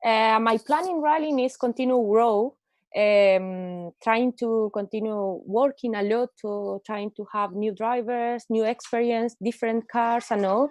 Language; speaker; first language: English; non-native, learner; Spanish